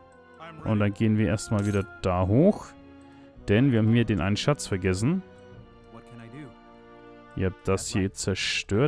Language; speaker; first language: German; native; German